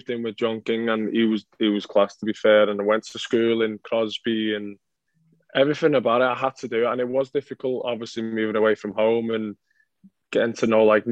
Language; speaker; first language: English; native; English